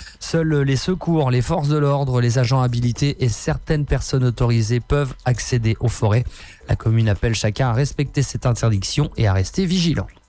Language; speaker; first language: French; native; French